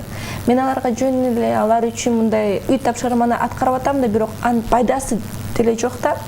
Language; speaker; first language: Kyrgyz; non-native, local second language; Russian